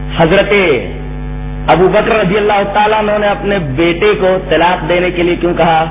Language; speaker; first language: Urdu; native; Urdu